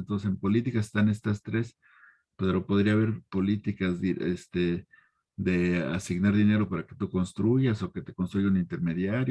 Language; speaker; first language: Spanish; native; Spanish